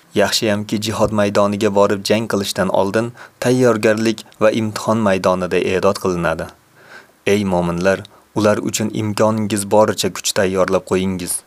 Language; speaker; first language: Uzbek; native; Uzbek